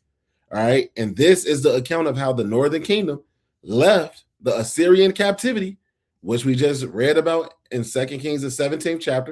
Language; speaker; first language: English; native; English